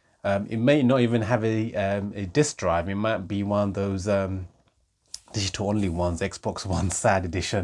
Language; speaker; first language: English; native; English